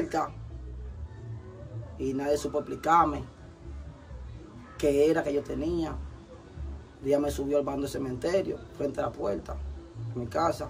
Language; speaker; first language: Spanish; native; Spanish